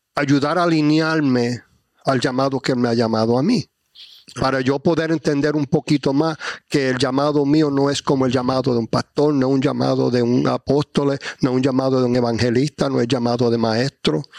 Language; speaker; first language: Spanish; early bilingual, heritage; Spanish